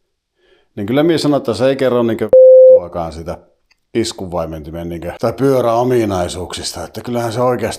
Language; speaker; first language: Finnish; native; Finnish